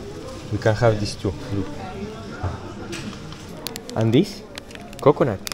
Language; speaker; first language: English; non-native, learner; Spanish